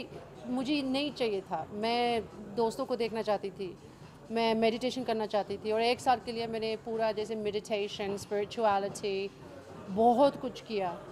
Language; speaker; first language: Hindi; early bilingual, heritage; English